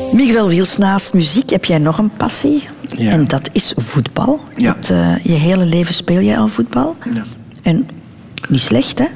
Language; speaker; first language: Dutch; native; Dutch